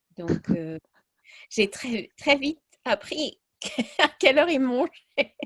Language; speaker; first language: French; early bilingual, other home language; English